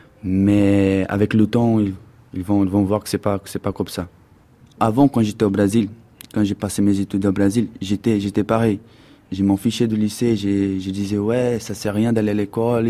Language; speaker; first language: French; non-native, fluent; Portuguese